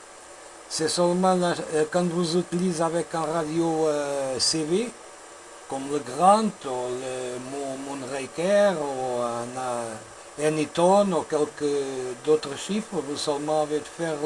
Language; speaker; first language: French; non-native, learner; Portuguese